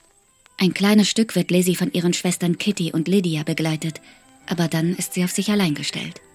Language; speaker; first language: German; native; German